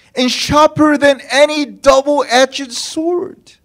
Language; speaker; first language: English; non-native, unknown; Korean